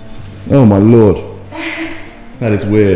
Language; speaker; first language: English; native; English